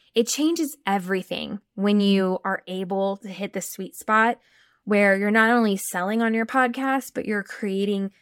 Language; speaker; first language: English; native; English